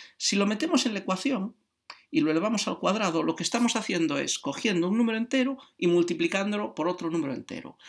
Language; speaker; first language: Spanish; native; Spanish